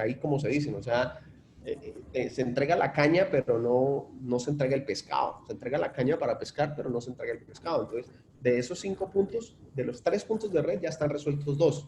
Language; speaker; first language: Spanish; native; Spanish